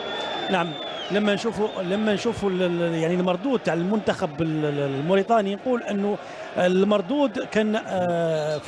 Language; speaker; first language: Arabic; native; Arabic